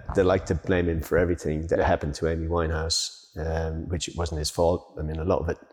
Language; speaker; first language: English; native; English